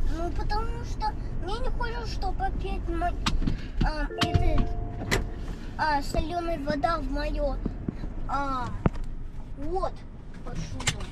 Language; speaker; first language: Russian; early bilingual, heritage; Russian